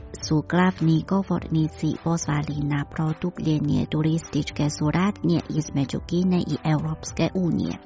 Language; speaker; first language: Croatian; non-native, fluent; Chinese